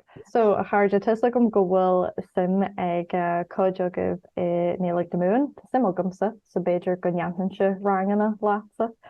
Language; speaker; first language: Irish; non-native, local second language; English